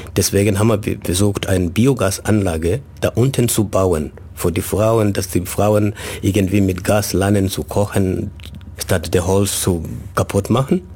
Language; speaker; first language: German; non-native, fluent; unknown